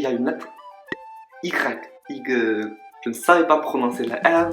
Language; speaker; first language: French; non-native, learner; Chinese